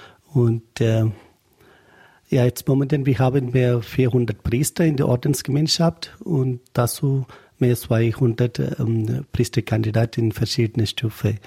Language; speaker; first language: German; non-native, learner; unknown